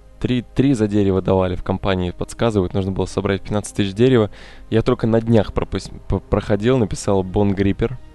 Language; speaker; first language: Russian; native; Russian